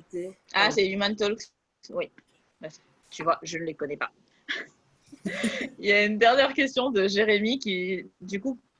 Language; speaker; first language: French; native; French